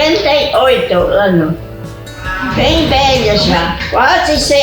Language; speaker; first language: Portuguese; non-native, local second language; German